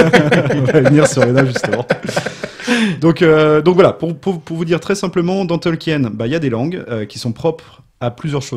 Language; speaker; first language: French; native; French